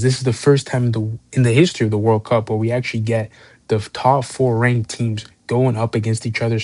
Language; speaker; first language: English; native; English